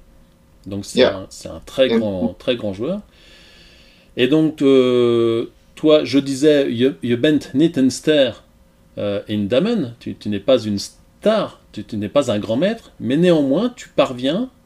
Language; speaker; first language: French; native; French